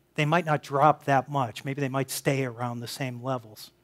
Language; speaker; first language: English; native; English